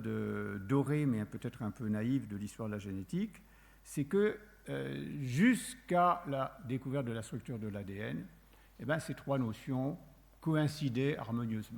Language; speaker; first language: French; native; French